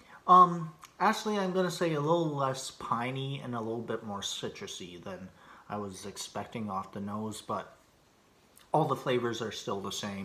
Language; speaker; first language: English; native; English